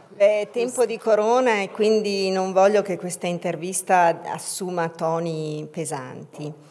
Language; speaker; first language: Italian; native; Italian